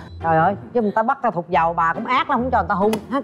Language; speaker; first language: Vietnamese; native; Vietnamese